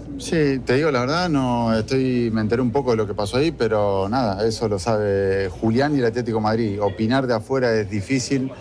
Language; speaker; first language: Spanish; native; Spanish